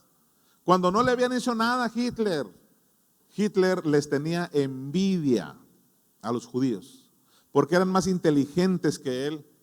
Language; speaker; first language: Spanish; native; Spanish